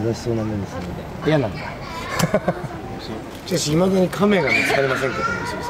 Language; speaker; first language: Japanese; native; Japanese